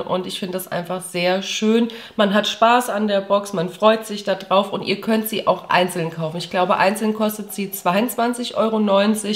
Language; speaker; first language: German; native; German